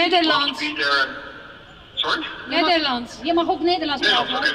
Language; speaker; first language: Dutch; non-native, fluent; Azerbaijani